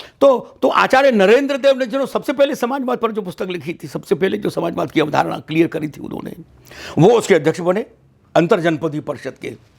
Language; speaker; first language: Hindi; native; Hindi